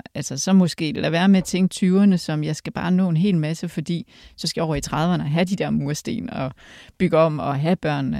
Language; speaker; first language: Danish; early bilingual, other home language; Polish